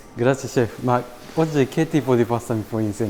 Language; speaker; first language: Italian; non-native, learner; Japanese